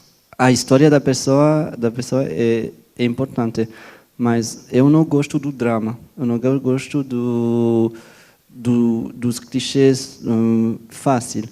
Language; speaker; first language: Portuguese; non-native, fluent; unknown